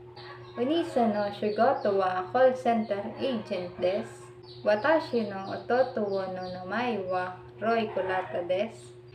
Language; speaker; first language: Japanese; non-native, learner; Filipino